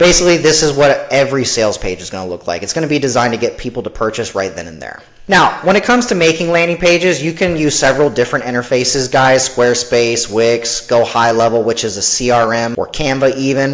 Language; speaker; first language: English; native; English